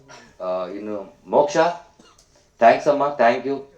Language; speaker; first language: Tamil; non-native, learner; Telugu